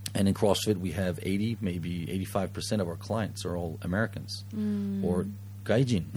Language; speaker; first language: English; early bilingual, heritage; English